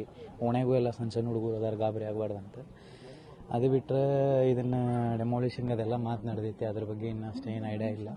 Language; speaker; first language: Kannada; native; Kannada